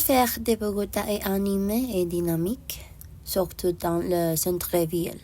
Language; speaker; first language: French; non-native, learner; Spanish